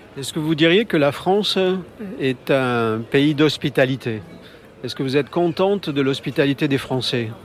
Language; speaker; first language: French; native; French